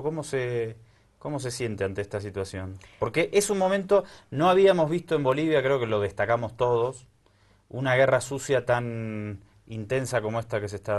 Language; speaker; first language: Spanish; native; Spanish